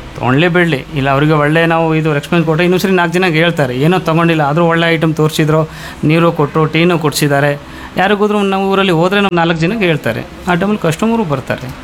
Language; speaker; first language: Kannada; non-native, fluent; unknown